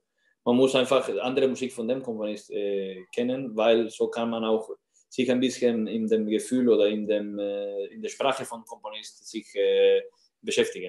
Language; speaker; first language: German; non-native, fluent; Spanish